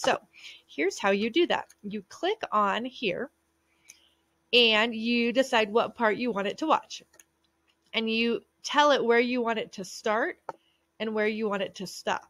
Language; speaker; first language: English; native; English